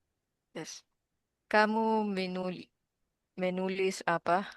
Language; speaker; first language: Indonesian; non-native, learner; Filipino